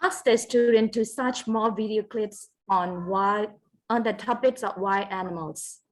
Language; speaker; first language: English; non-native, learner; Burmese